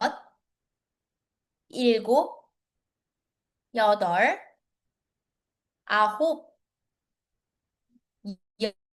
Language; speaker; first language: Korean; non-native, fluent; Filipino